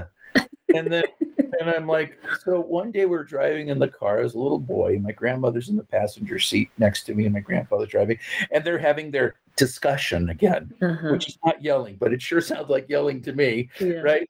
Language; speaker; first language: English; native; English